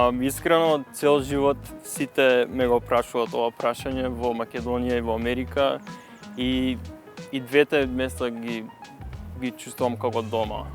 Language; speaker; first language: Macedonian; early bilingual, heritage; Macedonian